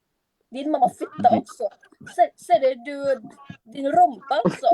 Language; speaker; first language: Swedish; non-native, learner; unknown